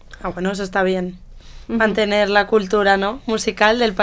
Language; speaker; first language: Spanish; native; Spanish